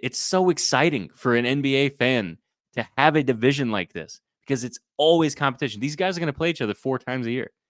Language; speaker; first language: English; native; English